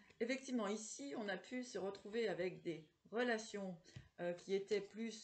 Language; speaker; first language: French; native; French